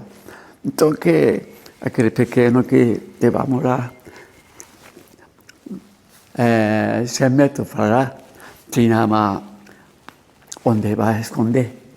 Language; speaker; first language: Portuguese; non-native, learner; Japanese